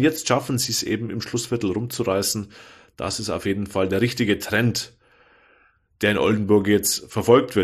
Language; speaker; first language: German; native; German